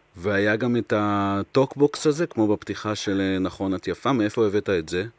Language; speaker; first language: Hebrew; native; Hebrew